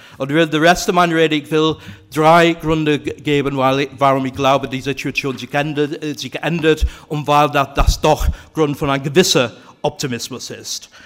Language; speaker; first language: German; non-native, fluent; English